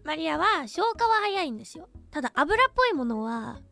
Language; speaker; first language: Japanese; non-native, fluent; Chinese